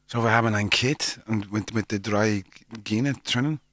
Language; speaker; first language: German; non-native, learner; English